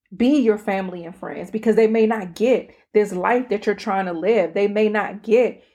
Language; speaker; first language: English; native; English